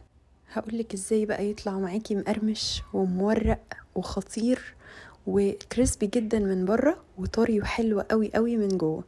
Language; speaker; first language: Arabic; native; Arabic